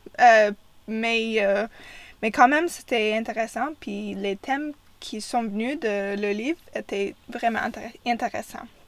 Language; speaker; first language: French; non-native, fluent; English